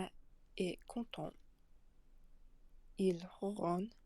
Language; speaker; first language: French; non-native, learner; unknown